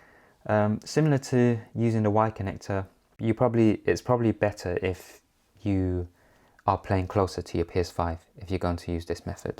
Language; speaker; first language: English; native; English